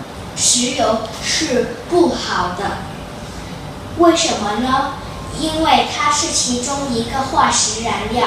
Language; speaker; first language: Chinese; non-native, local second language; Cantonese